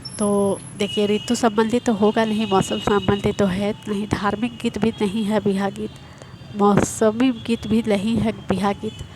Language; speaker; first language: Hindi; native; Hindi